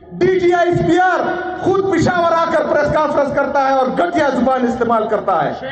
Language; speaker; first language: Urdu; non-native, local second language; Pashto